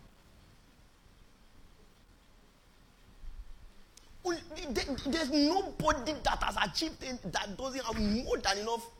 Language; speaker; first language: English; non-native, local second language; Yoruba